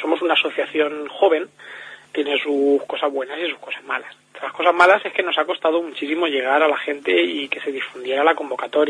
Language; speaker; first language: Spanish; native; Spanish